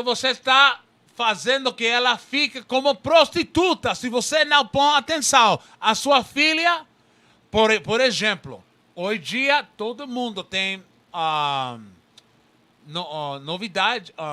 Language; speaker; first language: Portuguese; non-native, learner; Spanish